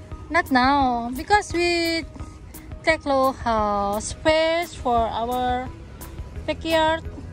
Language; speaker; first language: English; non-native, learner; Indonesian